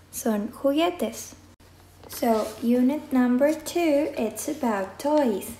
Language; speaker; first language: English; non-native, fluent; Spanish